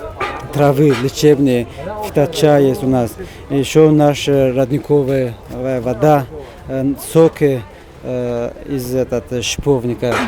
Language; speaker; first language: Russian; non-native, fluent; Tajik